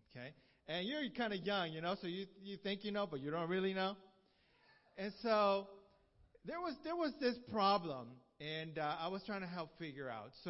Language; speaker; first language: English; early bilingual, other home language; Spanish